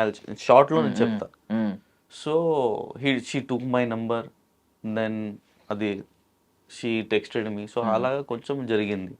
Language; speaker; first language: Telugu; non-native, local second language; Hindi